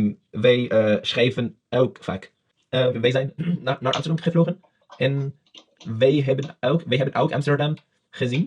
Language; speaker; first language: Dutch; non-native, learner; Spanish